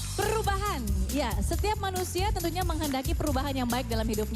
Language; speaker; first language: Indonesian; native; Indonesian